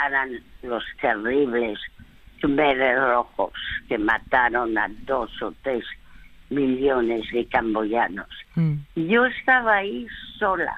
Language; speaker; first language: Spanish; early bilingual, other home language; French